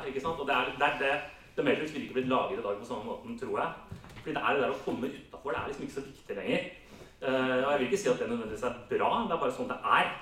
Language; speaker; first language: Norwegian; native; Norwegian